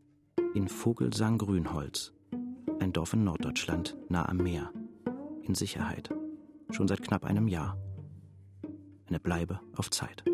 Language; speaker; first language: German; native; German